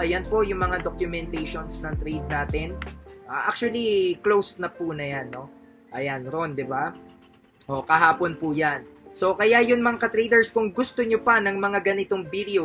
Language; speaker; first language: Filipino; native; Filipino